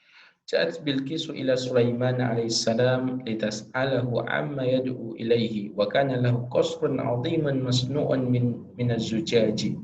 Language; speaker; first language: Arabic; non-native, fluent; Indonesian